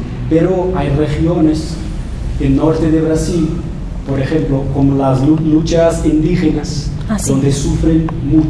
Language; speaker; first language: Spanish; non-native, fluent; Portuguese